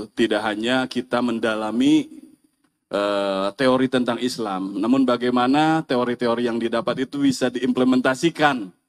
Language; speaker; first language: Indonesian; native; Indonesian